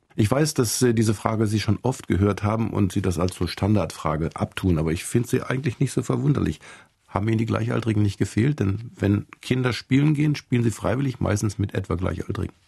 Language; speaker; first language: German; native; German